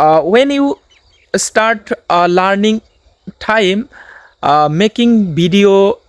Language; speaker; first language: English; non-native, learner; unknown